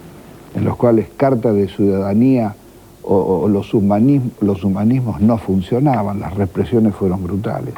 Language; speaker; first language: Spanish; native; Spanish